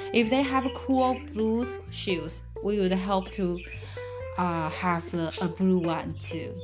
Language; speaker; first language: English; non-native, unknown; Chinese